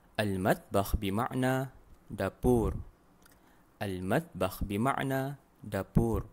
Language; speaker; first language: Arabic; non-native, fluent; Malay